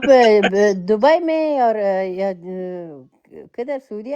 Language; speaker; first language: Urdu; non-native, fluent; Persian